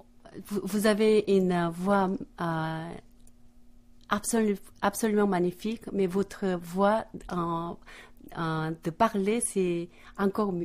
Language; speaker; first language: French; non-native, fluent; Korean